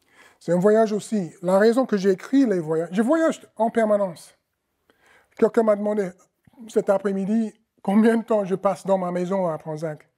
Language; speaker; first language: French; non-native, fluent; English